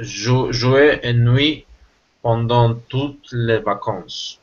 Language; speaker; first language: French; non-native, learner; Spanish